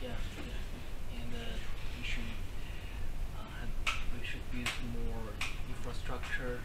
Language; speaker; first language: English; non-native, learner; Chinese